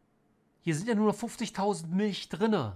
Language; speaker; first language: German; native; German